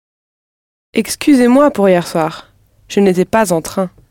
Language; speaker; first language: French; non-native, learner; English